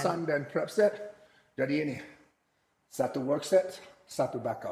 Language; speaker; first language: Indonesian; non-native, fluent; English